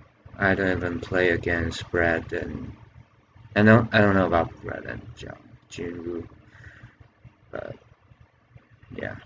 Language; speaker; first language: English; non-native, fluent; Chinese